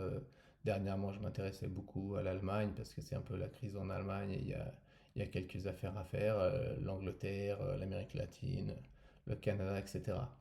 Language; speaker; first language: French; native; French